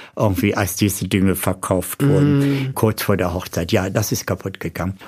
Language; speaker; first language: German; native; German